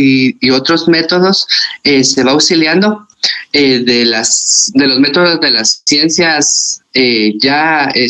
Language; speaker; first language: Spanish; native; Spanish